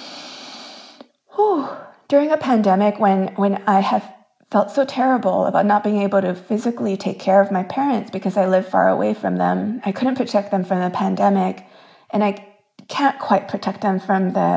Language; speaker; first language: English; early bilingual, other home language; Korean